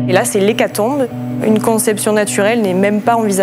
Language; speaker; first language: French; native; French